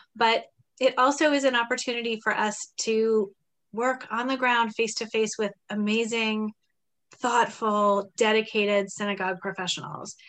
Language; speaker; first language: English; native; English